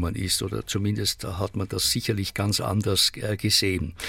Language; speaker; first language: German; native; German